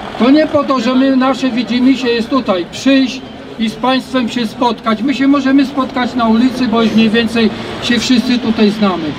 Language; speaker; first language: Polish; native; Polish